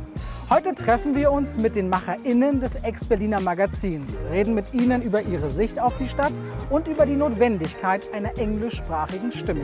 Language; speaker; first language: German; native; German